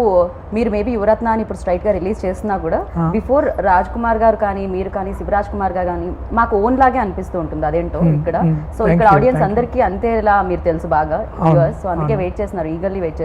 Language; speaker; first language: Telugu; native; Telugu